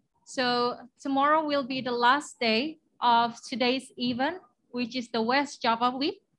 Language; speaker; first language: English; non-native, fluent; Indonesian